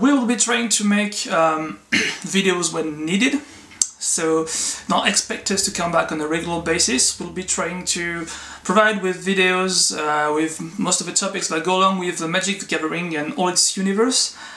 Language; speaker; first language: English; non-native, fluent; French